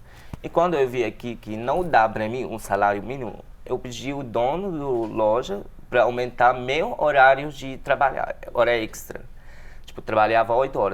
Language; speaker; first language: Portuguese; non-native, learner; Arabic